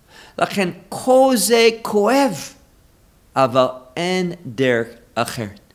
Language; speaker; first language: Hebrew; non-native, fluent; English